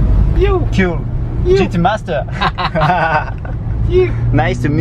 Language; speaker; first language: English; non-native, learner; French